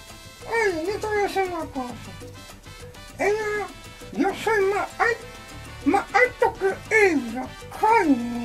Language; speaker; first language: Spanish; early bilingual, heritage; Spanish